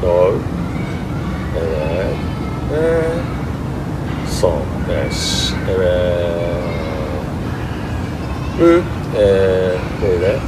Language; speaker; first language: Turkish; non-native, learner; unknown